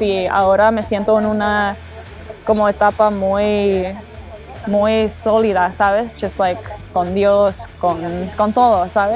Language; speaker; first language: Spanish; early bilingual, heritage; English